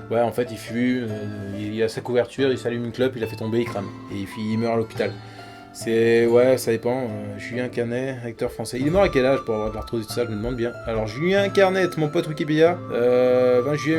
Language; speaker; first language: French; native; French